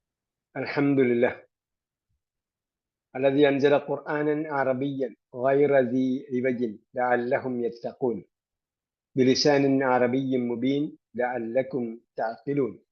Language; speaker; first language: Arabic; non-native, fluent; Malayalam